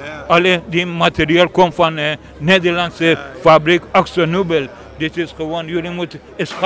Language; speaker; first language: Dutch; non-native, learner; Persian